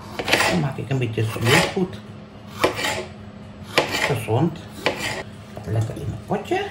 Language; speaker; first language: Dutch; non-native, local second language; Caribbean Hindustani